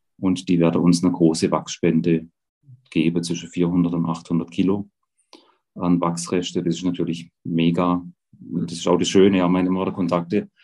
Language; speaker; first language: German; native; German